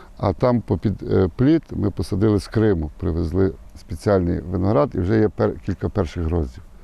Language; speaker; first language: Ukrainian; native; Ukrainian